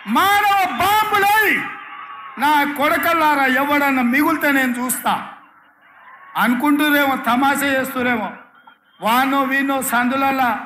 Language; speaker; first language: Telugu; native; Telugu